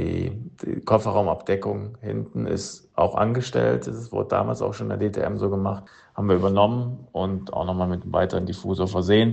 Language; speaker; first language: German; native; German